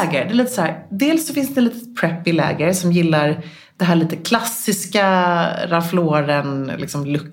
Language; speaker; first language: Swedish; native; Swedish